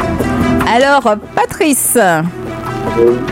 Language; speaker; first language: French; native; French